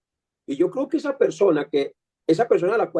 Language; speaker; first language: Spanish; native; Spanish